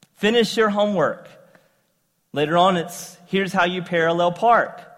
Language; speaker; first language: English; native; English